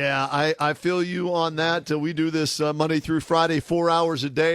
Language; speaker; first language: English; native; English